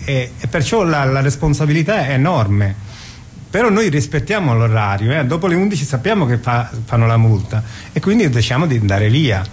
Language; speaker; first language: Italian; non-native, fluent; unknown